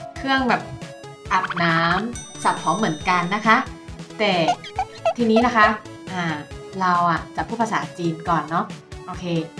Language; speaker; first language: Thai; non-native, fluent; Chinese